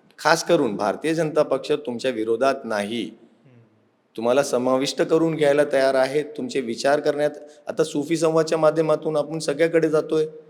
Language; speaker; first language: Marathi; non-native, local second language; Urdu